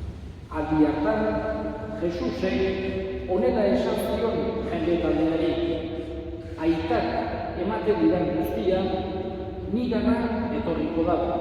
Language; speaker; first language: Basque; native; Basque